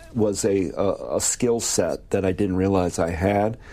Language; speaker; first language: English; native; English